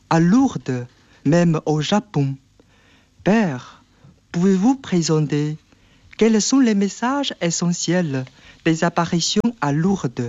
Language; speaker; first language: French; non-native, fluent; Chinese